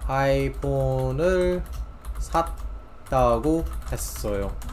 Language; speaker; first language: Korean; non-native, fluent; English